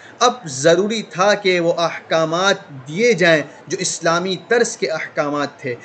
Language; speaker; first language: Urdu; native; Urdu